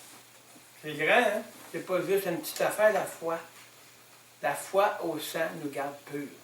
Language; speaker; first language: French; native; French